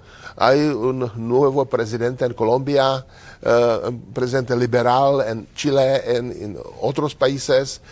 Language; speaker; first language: Spanish; non-native, learner; Czech